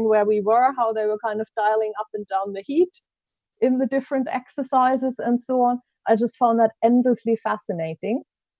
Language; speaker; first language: English; non-native, fluent; German